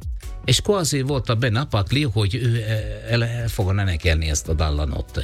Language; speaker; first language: Hungarian; non-native, learner; Italian